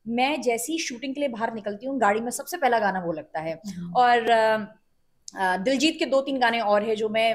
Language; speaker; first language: Hindi; native; Hindi